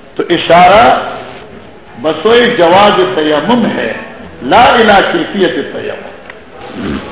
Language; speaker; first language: Urdu; non-native, local second language; Northern Hindko